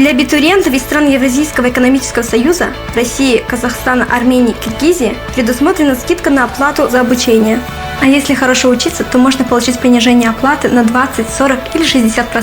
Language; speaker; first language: Russian; native; Russian